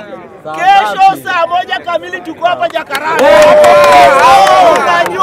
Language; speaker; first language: Swahili; native; Swahili